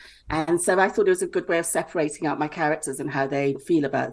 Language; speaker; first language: English; native; English